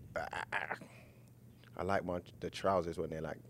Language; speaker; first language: English; native; English